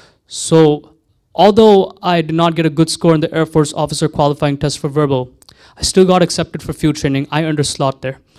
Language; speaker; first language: English; early bilingual, other home language; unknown